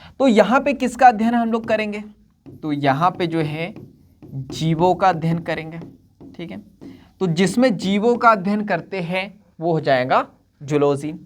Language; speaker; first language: Hindi; native; Hindi